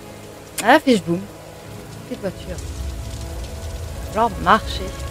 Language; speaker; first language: French; native; French